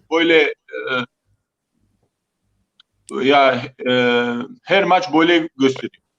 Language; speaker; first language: Turkish; non-native, learner; Croatian